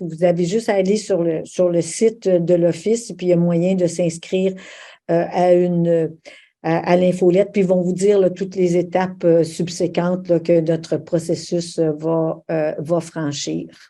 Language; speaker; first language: French; native; French